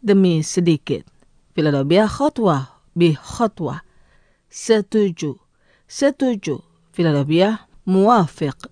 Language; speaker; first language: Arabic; non-native, fluent; Indonesian